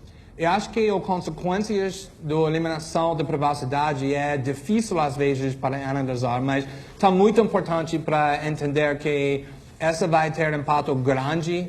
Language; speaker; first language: Portuguese; non-native, fluent; English